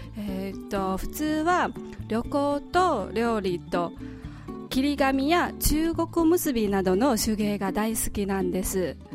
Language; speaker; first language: Japanese; non-native, fluent; Chinese